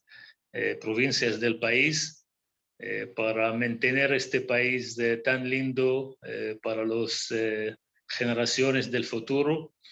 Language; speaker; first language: Spanish; non-native, fluent; Hebrew